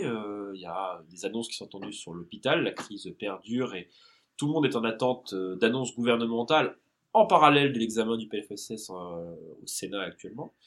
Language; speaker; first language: French; native; French